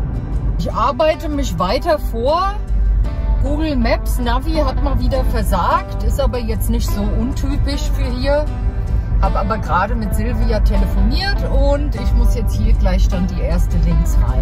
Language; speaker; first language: German; native; German